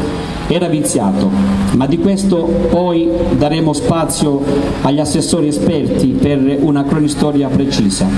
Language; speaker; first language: Italian; native; Italian